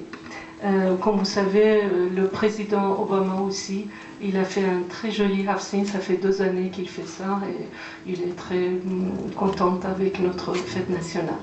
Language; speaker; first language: French; non-native, fluent; Persian